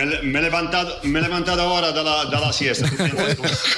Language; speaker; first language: Spanish; non-native, fluent; Italian